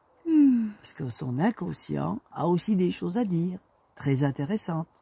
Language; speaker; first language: French; native; French